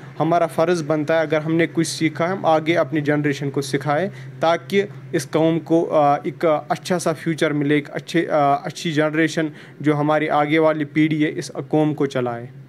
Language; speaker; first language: Hindi; non-native, local second language; Kashmiri